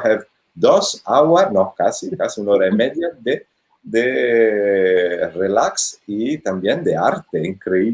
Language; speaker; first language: Spanish; non-native, fluent; Italian